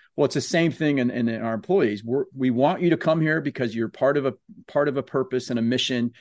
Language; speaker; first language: English; native; English